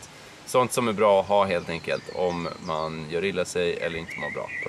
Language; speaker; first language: Swedish; native; Swedish